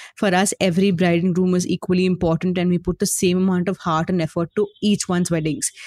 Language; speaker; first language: English; non-native, local second language; Hindi